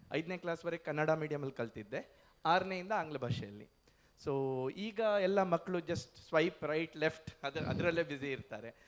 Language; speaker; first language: Kannada; non-native, local second language; Konkani